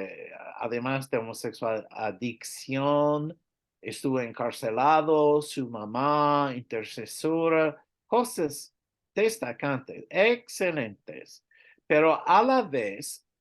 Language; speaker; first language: Spanish; non-native, learner; English